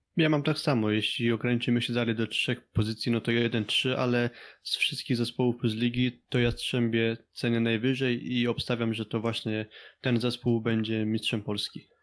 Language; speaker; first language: Polish; native; Polish